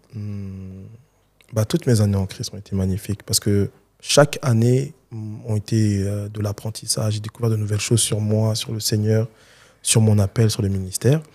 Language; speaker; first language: French; early bilingual, other home language; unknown